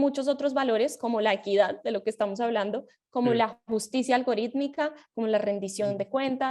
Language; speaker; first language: Spanish; native; Spanish